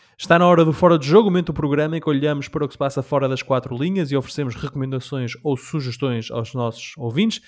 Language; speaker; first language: Portuguese; early bilingual, heritage; Portuguese